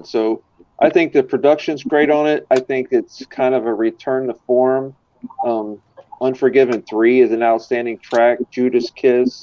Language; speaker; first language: English; native; English